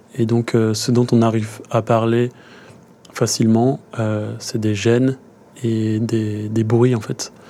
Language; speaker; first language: French; native; French